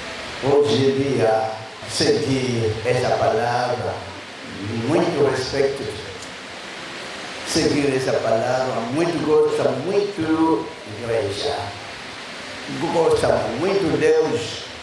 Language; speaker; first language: Portuguese; non-native, learner; Lingala